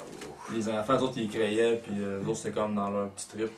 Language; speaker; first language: French; native; French